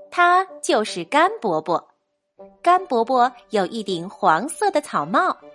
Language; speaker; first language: Chinese; native; Chinese